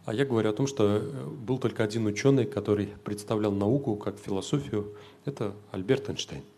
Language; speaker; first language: Russian; native; Russian